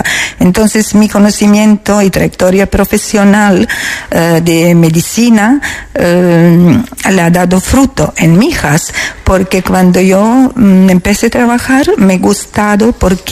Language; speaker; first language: Spanish; non-native, fluent; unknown